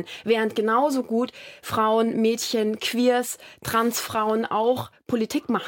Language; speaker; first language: German; native; German